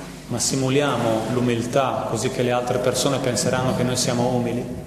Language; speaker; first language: Italian; native; Italian